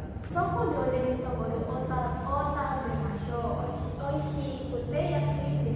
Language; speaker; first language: Japanese; non-native, learner; Indonesian